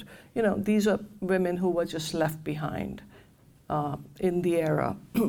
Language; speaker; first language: English; non-native, local second language; Gujarati